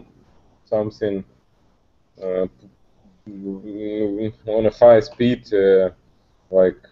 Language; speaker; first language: English; non-native, learner; Russian